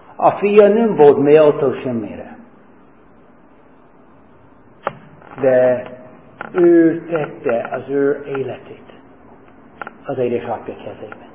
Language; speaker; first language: Hungarian; non-native, fluent; English